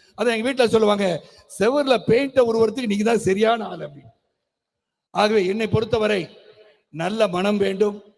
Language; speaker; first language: Tamil; native; Tamil